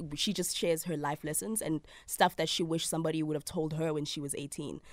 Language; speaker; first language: English; non-native, local second language; Zulu